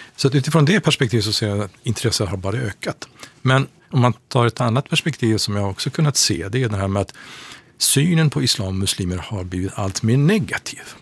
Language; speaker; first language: Swedish; non-native, fluent; Persian